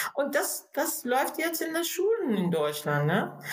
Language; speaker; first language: German; non-native, fluent; Persian